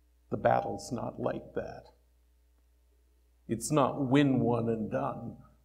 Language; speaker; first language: English; native; English